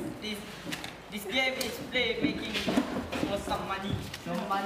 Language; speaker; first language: English; non-native, learner; Malay